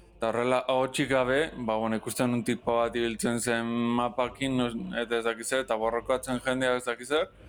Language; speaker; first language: Basque; non-native, local second language; Spanish